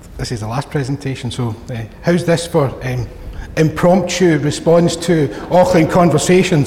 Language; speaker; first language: English; native; English